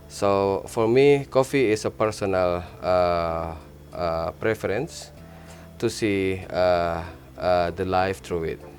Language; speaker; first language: English; non-native, learner; Indonesian